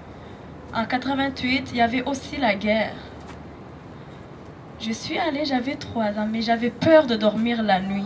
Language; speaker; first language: French; non-native, local second language; Rundi